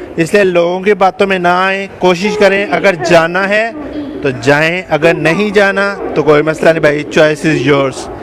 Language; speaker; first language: Urdu; non-native, local second language; Punjabi